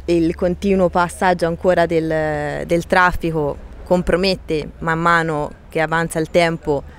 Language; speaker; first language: Italian; native; Italian